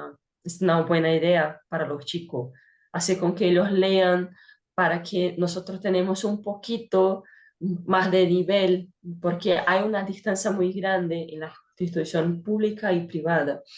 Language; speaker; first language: Spanish; non-native, fluent; Portuguese